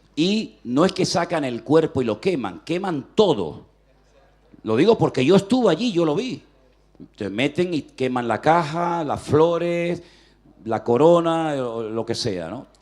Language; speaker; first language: Spanish; native; Spanish